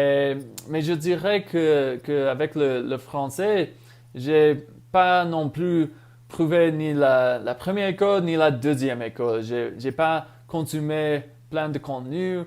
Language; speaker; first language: French; non-native, fluent; English